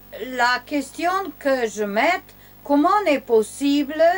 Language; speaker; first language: French; non-native, learner; Romanian